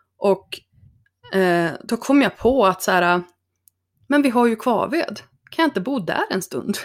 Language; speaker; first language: Swedish; native; Swedish